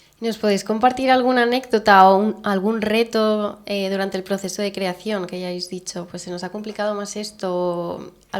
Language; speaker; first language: Spanish; native; Spanish